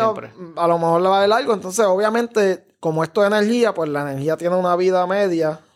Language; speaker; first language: Spanish; native; Spanish